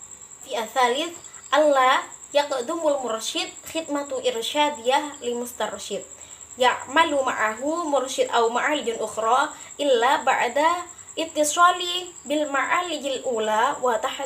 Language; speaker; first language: Arabic; non-native, learner; Indonesian